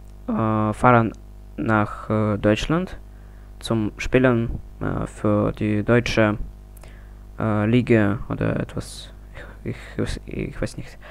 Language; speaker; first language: German; non-native, learner; Russian